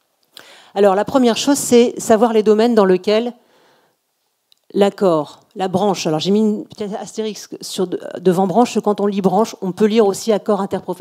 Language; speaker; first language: French; native; French